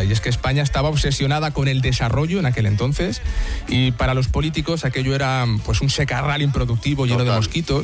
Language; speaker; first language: Spanish; native; Spanish